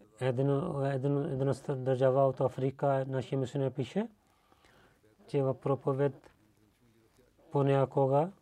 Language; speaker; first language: Bulgarian; non-native, learner; Urdu